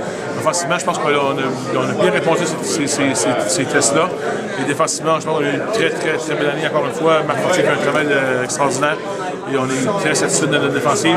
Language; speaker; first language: French; native; French